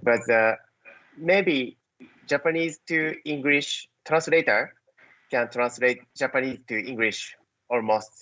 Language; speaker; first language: English; non-native, learner; Japanese